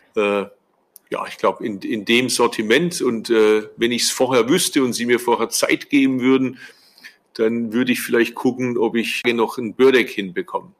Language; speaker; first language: German; early bilingual, other home language; Turkish